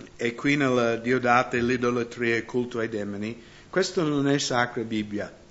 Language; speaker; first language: Italian; non-native, fluent; English